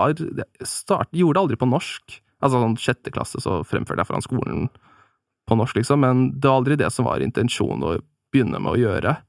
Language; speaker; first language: Norwegian; native; Norwegian